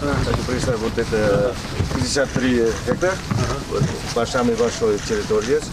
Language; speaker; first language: Russian; non-native, learner; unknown